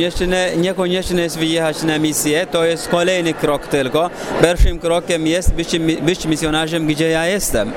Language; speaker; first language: Polish; non-native, fluent; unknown